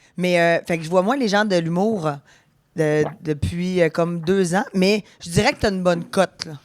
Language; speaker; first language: French; native; French